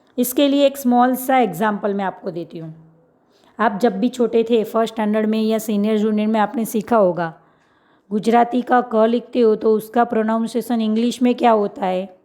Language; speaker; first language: Hindi; non-native, local second language; Gujarati